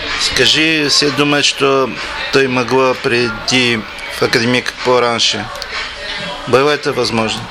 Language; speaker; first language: Russian; non-native, learner; Bulgarian